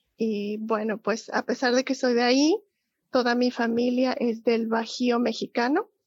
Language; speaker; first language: Spanish; native; Spanish